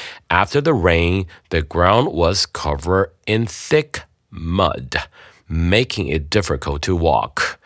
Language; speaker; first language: English; non-native, fluent; Chinese